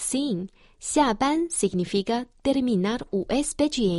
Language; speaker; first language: Portuguese; non-native, fluent; Chinese